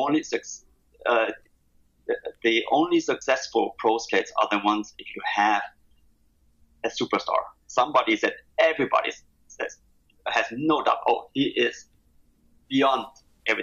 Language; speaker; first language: English; non-native, fluent; German